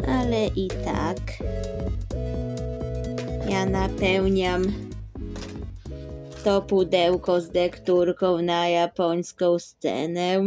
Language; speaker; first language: Polish; early bilingual, heritage; Polish